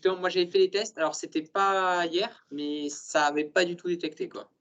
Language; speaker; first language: French; native; French